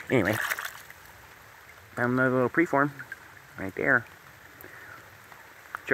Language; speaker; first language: English; native; English